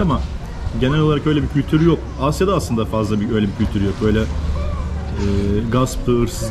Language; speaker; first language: Turkish; native; Turkish